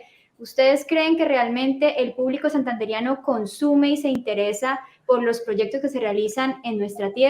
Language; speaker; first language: Spanish; native; Spanish